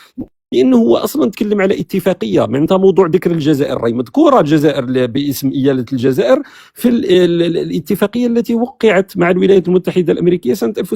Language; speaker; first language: Arabic; native; Arabic